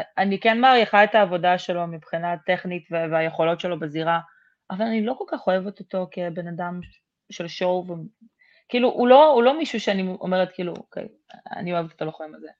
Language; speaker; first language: Hebrew; early bilingual, other home language; Russian